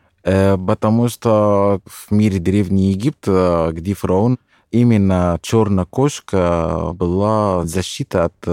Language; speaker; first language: Russian; non-native, fluent; Arabic